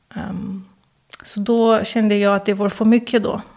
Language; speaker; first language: Swedish; non-native, fluent; Romanian